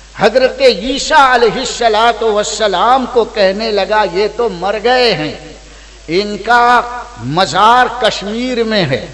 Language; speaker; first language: Urdu; native; Urdu